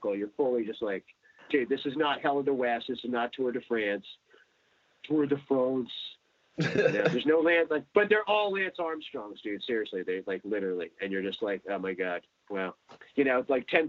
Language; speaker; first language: English; native; English